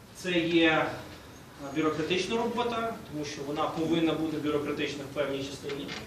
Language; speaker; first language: Ukrainian; native; Ukrainian